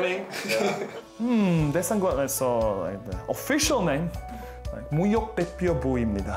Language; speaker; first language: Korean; non-native, learner; Latvian